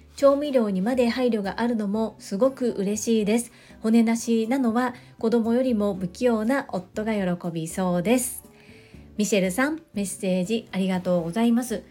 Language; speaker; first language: Japanese; native; Japanese